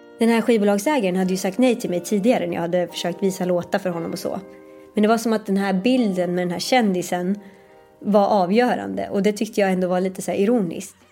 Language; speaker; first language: Swedish; early bilingual, other home language; Persian